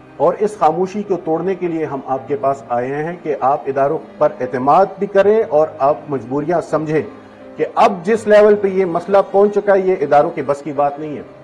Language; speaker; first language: Urdu; non-native, local second language; Pashto